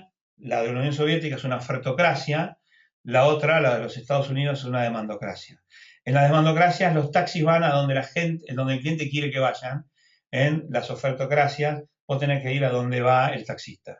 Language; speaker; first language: Spanish; native; Spanish